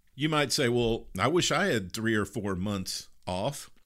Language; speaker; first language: English; native; English